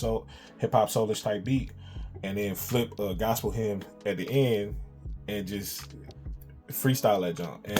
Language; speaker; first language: English; native; English